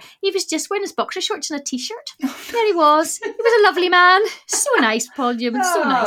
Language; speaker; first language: English; native; English